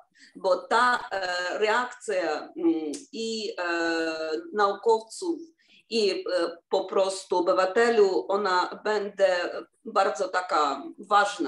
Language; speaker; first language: Polish; non-native, fluent; Ukrainian